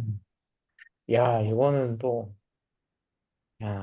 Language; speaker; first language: Korean; native; Korean